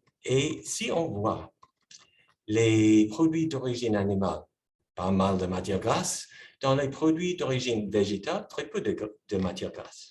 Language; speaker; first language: French; non-native, fluent; English